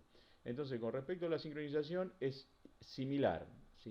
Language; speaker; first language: Spanish; native; Spanish